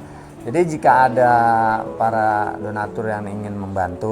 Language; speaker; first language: Indonesian; native; Indonesian